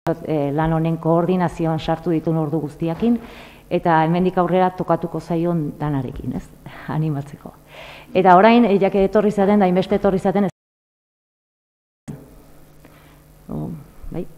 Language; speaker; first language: Basque; native; Basque